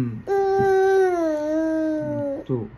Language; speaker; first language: Japanese; native; Japanese